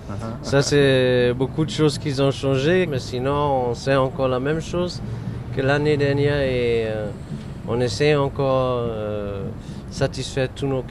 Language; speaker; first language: French; non-native, fluent; German